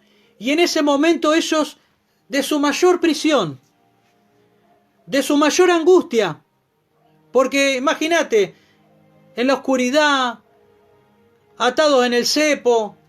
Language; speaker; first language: Spanish; native; Spanish